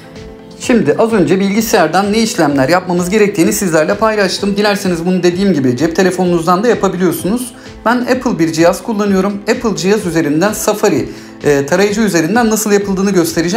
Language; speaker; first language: Turkish; native; Turkish